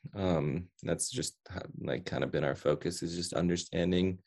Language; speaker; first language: English; early bilingual, other home language; Hindi